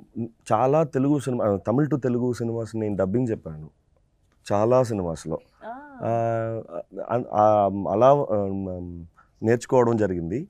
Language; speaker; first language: Telugu; non-native, fluent; Tamil